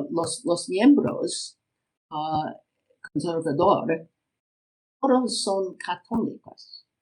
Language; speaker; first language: Spanish; non-native, learner; English